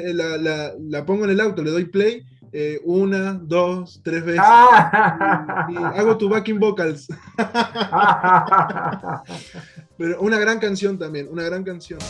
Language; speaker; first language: Spanish; native; Spanish